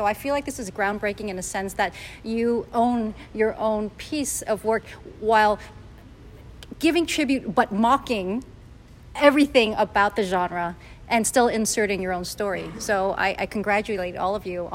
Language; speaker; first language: English; non-native, local second language; Cantonese